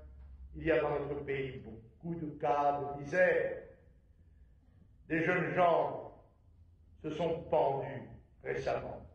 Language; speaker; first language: French; native; French